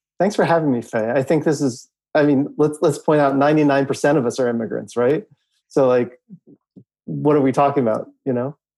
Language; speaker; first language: English; native; English